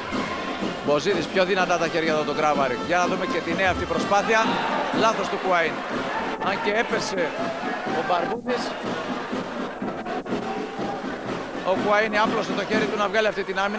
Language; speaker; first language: Greek; native; Greek